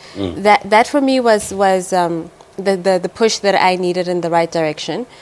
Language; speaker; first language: English; non-native, local second language; Tswana